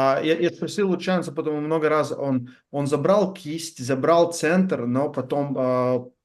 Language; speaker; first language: Russian; non-native, learner; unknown